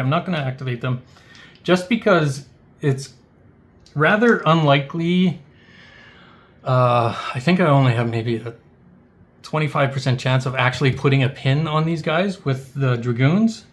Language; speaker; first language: English; native; English